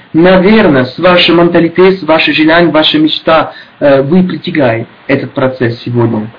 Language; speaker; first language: Russian; non-native, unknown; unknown